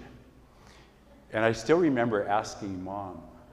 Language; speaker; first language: English; native; English